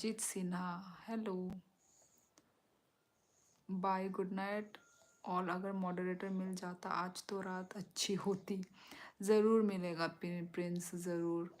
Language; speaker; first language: Hindi; non-native, local second language; Kok Borok